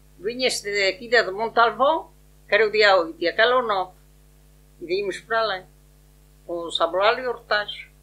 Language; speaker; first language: Portuguese; native; Portuguese